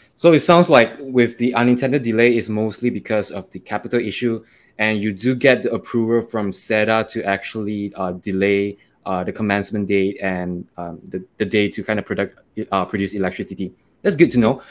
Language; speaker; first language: English; non-native, local second language; Chinese